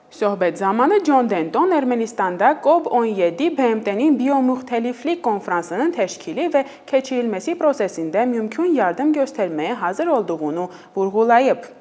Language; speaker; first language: Azerbaijani; non-native, fluent; Armenian